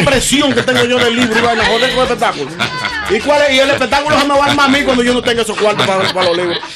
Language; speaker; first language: Spanish; native; Spanish